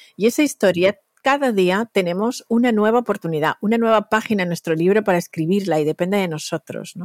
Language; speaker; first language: Spanish; native; Spanish